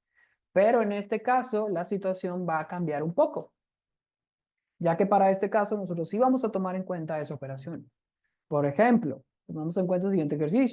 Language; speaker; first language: Spanish; native; Spanish